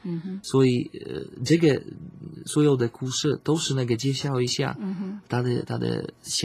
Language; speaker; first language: Chinese; non-native, learner; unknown